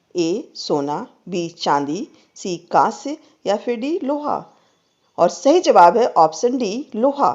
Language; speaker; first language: Hindi; native; Hindi